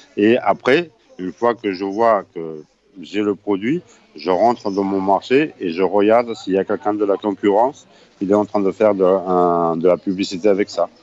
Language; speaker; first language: French; non-native, fluent; Spanish